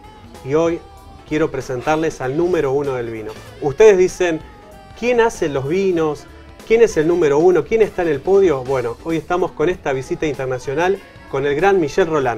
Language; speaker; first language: Spanish; native; Spanish